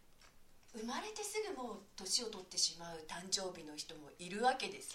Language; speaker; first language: Japanese; native; Japanese